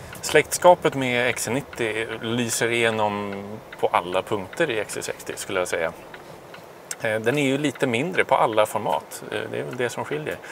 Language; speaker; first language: Swedish; native; Swedish